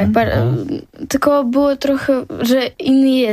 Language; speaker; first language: Polish; non-native, learner; Ukrainian